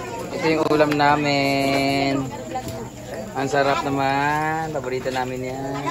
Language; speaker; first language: Filipino; non-native, local second language; Cebuano